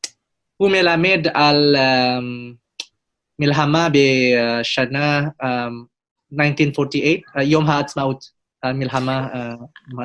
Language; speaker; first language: Hebrew; non-native, learner; Indonesian